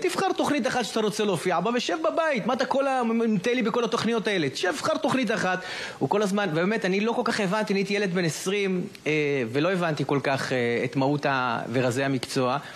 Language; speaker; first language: Hebrew; native; Hebrew